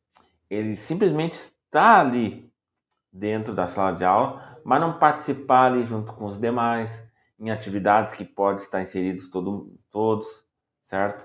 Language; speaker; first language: Portuguese; native; Portuguese